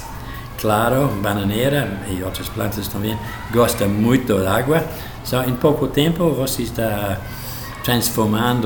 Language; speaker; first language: Portuguese; non-native, learner; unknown